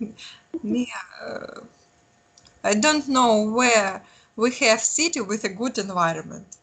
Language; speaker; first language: English; non-native, learner; Russian